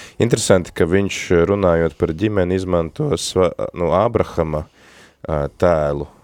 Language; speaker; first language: Latvian; native; Latvian